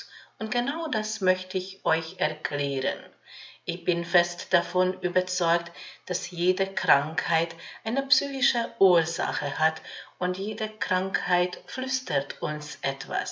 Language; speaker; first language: German; non-native, fluent; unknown